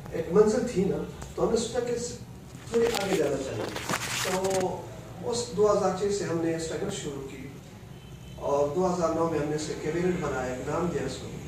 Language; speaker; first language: Urdu; non-native, local second language; Pashto